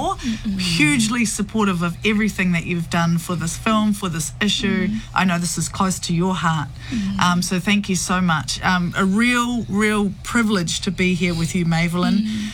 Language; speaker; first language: English; native; English